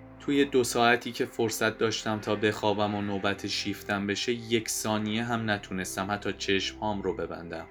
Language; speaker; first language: Persian; native; Persian